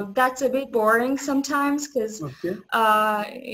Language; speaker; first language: English; non-native, learner; Azerbaijani